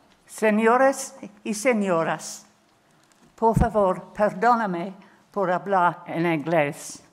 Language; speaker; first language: Spanish; non-native, learner; English